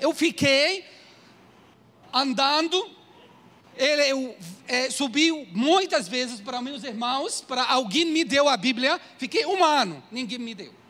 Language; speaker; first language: Portuguese; non-native, learner; Arabic